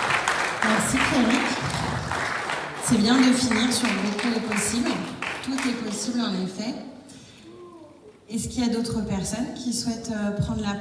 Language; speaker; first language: French; native; French